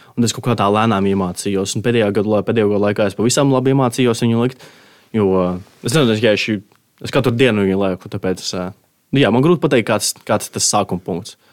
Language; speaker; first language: Latvian; native; Latvian